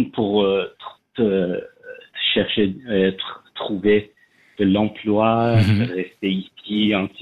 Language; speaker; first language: French; non-native, fluent; Persian